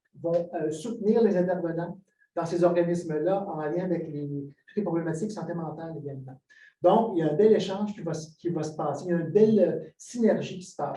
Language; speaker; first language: French; native; French